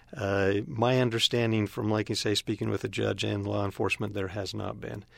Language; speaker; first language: English; native; English